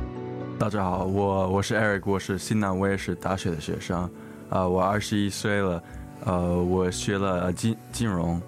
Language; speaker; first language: Chinese; early bilingual, heritage; English